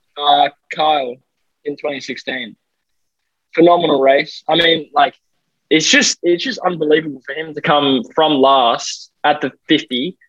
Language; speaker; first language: English; native; English